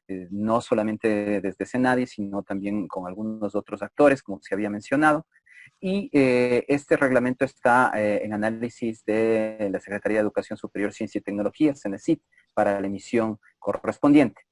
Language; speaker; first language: Spanish; native; Spanish